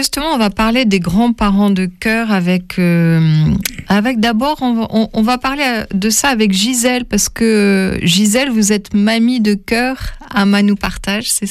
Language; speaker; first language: French; native; French